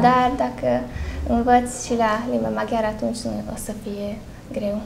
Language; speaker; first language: Romanian; non-native, local second language; Hungarian